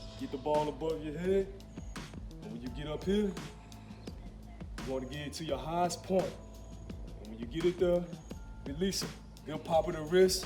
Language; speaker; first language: English; native; English